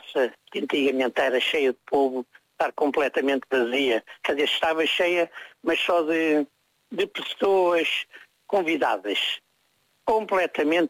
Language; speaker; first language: Portuguese; native; Portuguese